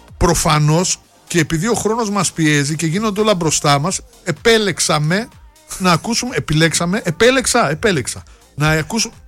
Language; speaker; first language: Greek; native; Greek